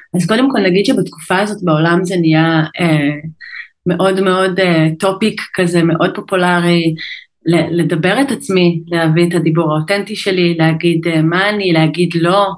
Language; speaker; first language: Hebrew; native; Hebrew